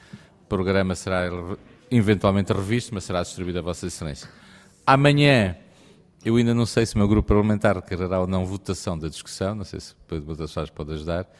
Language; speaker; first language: Portuguese; native; Portuguese